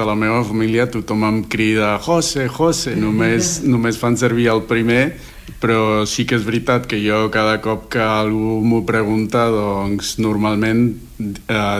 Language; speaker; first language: Catalan; non-native, fluent; Spanish